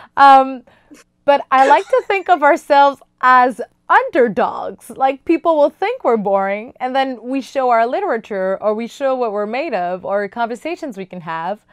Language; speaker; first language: English; non-native, fluent; French